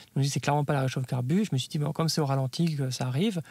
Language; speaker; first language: French; native; French